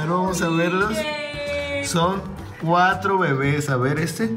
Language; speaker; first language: Spanish; native; Spanish